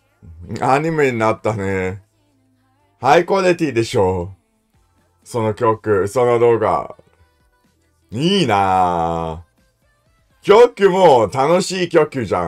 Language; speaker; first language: Japanese; non-native, learner; English